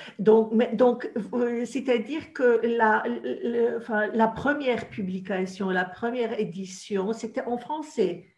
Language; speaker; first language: French; non-native, fluent; Polish